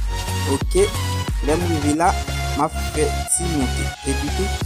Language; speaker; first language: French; non-native, learner; Haitian Creole